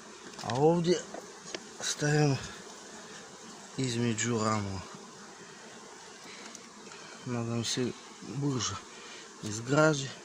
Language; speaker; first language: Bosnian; non-native, learner; Russian